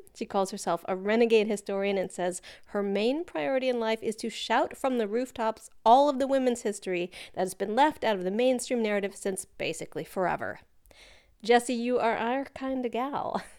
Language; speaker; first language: English; native; English